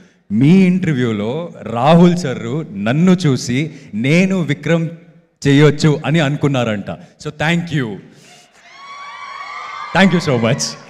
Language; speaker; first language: Telugu; non-native, local second language; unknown